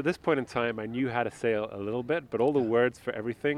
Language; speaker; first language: English; native; English